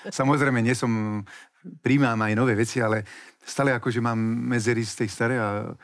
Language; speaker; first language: Slovak; non-native, fluent; French